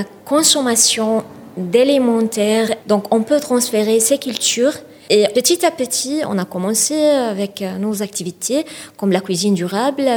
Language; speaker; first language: French; non-native, fluent; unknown